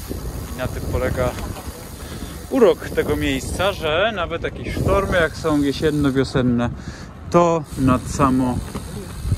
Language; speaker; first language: Polish; native; Polish